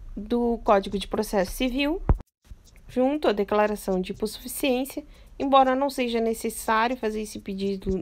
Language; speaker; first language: Portuguese; native; Portuguese